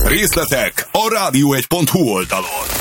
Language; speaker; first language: Hungarian; native; Hungarian